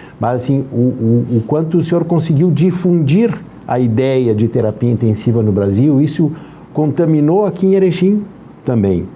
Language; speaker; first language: Portuguese; native; Portuguese